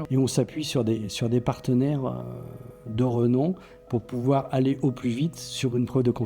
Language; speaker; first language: French; native; French